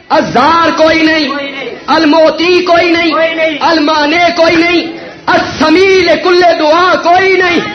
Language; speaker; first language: Urdu; non-native, local second language; Punjabi